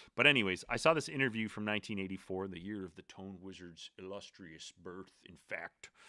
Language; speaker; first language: English; native; English